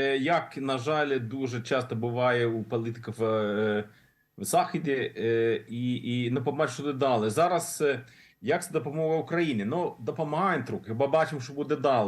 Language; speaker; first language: Ukrainian; non-native, learner; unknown